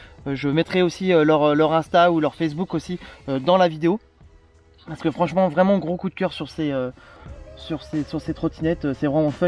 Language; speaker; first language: French; native; French